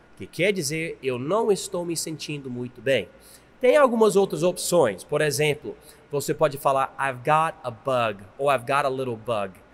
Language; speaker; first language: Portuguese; non-native, fluent; English